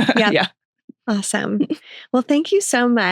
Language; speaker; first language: English; native; English